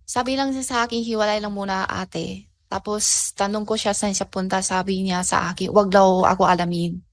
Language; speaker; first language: Filipino; non-native, learner; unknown